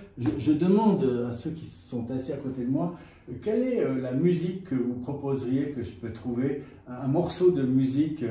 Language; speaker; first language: French; native; French